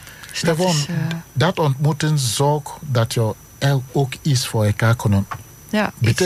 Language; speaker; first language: Dutch; non-native, learner; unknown